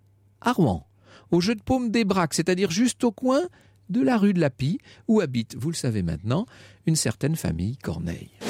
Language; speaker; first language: French; native; French